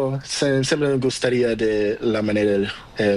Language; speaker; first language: Spanish; non-native, learner; Portuguese